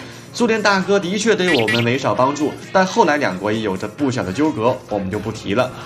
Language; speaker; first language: Chinese; native; Chinese